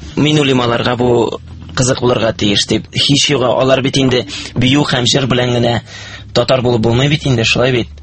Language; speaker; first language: Tatar; native; Tatar